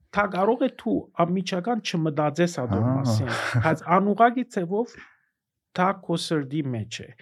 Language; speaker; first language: Armenian; early bilingual, heritage; Armenian